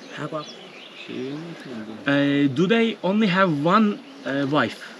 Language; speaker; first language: English; non-native, fluent; Turkish